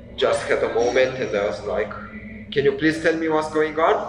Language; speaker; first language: English; non-native, fluent; Romanian